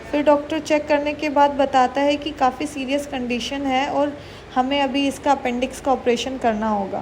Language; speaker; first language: Hindi; native; Hindi